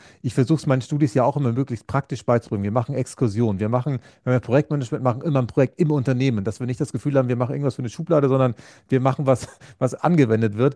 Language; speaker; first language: German; native; German